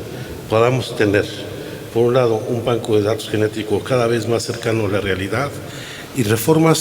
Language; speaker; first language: Spanish; native; Spanish